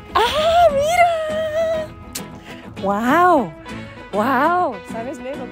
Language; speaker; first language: Spanish; non-native, fluent; Japanese